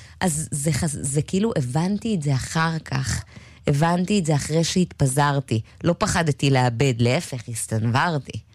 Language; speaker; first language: Hebrew; native; Hebrew